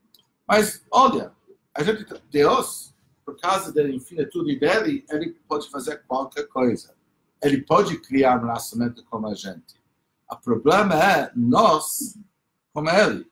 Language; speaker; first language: Portuguese; non-native, fluent; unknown